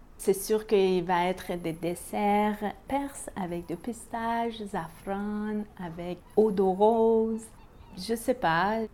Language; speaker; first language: French; non-native, learner; Persian